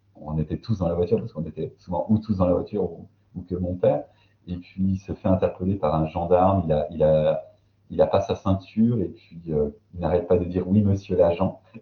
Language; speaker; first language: French; native; French